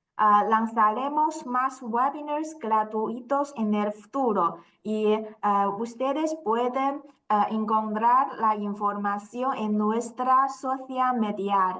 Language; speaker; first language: Spanish; non-native, fluent; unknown